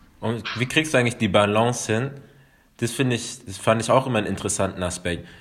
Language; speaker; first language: German; native; German